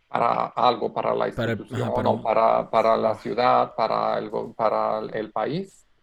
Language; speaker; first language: Spanish; non-native, fluent; Macedonian